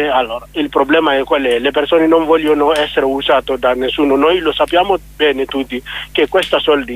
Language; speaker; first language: Italian; non-native, learner; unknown